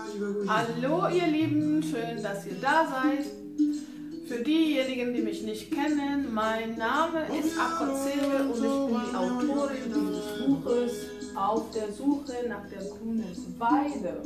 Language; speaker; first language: German; non-native, fluent; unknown